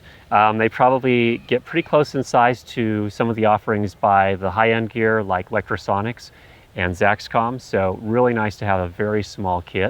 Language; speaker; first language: English; native; English